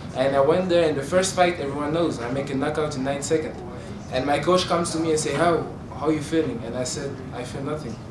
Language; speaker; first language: English; non-native, fluent; French